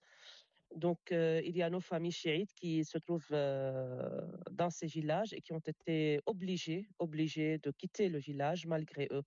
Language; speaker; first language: French; non-native, local second language; Arabic